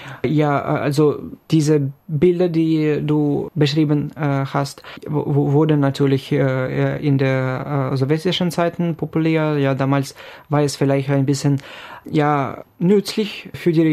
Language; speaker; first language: German; non-native, fluent; Ukrainian